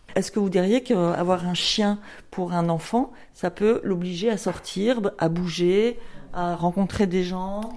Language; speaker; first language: French; native; French